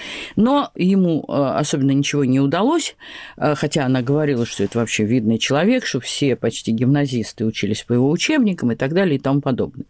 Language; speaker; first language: Russian; native; Russian